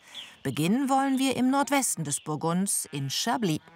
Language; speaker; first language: German; native; German